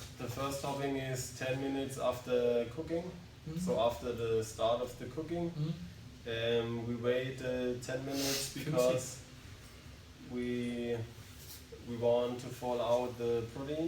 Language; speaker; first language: English; non-native, learner; German